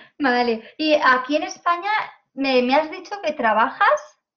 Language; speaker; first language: Spanish; native; Spanish